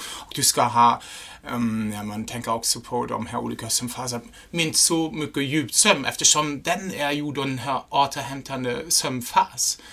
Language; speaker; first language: Swedish; non-native, fluent; German